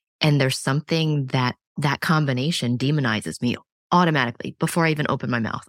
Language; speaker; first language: English; native; English